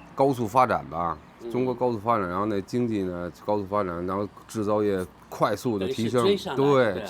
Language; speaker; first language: Chinese; native; Chinese